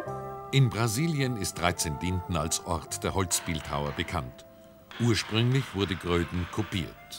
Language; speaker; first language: German; native; German